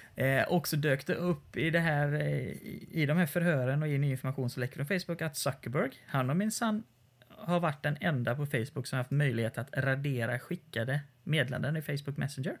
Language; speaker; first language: Swedish; native; Swedish